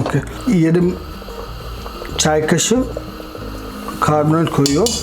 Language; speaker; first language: Turkish; non-native, learner; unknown